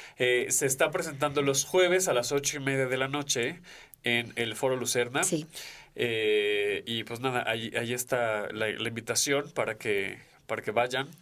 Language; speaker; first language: Spanish; native; Spanish